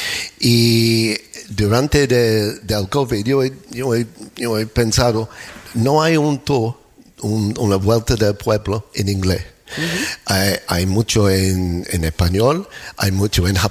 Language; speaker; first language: Spanish; non-native, fluent; English